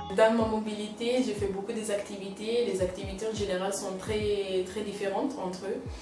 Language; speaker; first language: French; non-native, fluent; Italian